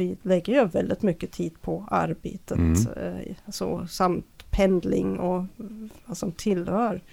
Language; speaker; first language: Swedish; non-native, fluent; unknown